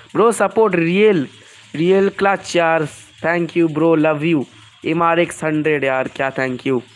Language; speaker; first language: Hindi; non-native, local second language; Bangla